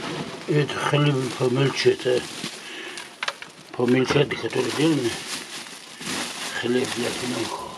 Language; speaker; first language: Russian; non-native, local second language; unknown